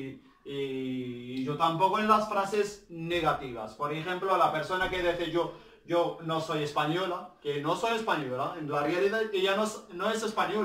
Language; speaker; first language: Spanish; non-native, learner; Arabic